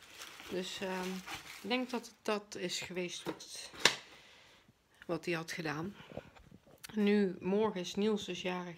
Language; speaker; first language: Dutch; native; Dutch